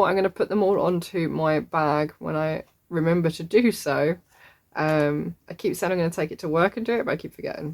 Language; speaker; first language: English; native; English